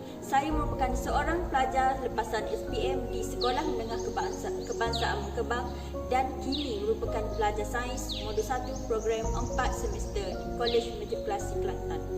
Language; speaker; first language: Malay; native; Malay